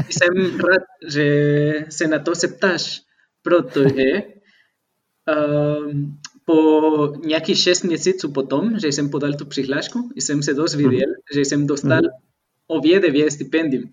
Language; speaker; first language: Czech; non-native, fluent; Spanish